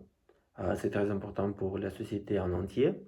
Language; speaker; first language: French; non-native, fluent; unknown